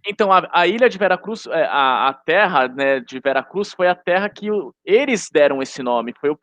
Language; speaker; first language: Portuguese; native; Portuguese